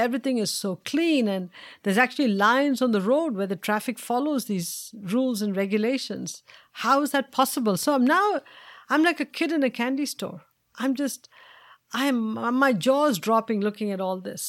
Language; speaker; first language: English; non-native, local second language; Tamil